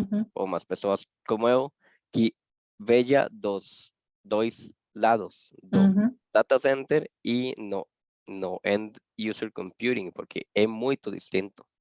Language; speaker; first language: Portuguese; non-native, fluent; Spanish